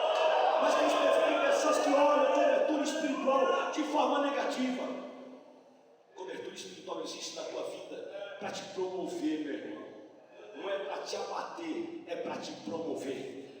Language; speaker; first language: Portuguese; native; Portuguese